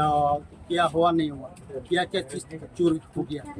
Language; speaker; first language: Hindi; non-native, local second language; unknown